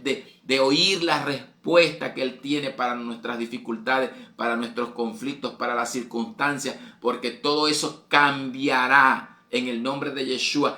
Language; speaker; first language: Spanish; native; Spanish